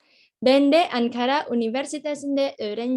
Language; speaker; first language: Turkish; non-native, fluent; Indonesian